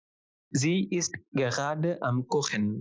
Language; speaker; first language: German; non-native, fluent; Bangla